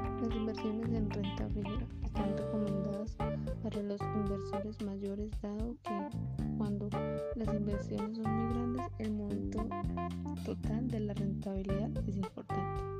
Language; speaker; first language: Spanish; native; Spanish